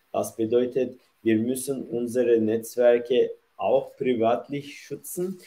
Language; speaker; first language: German; non-native, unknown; Turkish